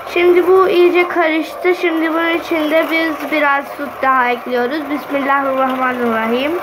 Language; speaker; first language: Turkish; non-native, learner; Urdu